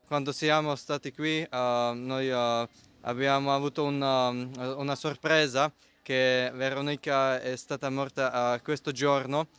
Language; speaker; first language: Italian; non-native, learner; Slovak